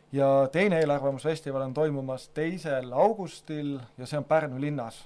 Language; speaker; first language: Estonian; native; Estonian